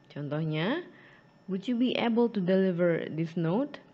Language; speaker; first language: English; non-native, fluent; Indonesian